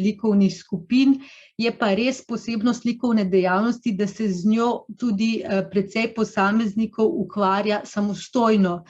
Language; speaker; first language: Slovenian; native; Slovenian